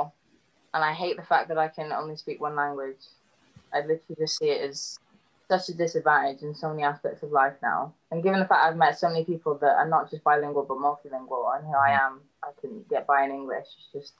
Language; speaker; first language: English; native; English